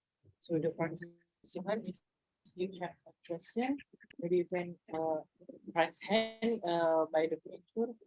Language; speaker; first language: English; non-native, learner; Indonesian